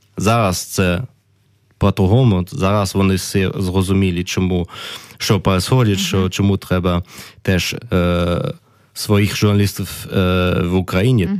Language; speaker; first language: Ukrainian; early bilingual, heritage; German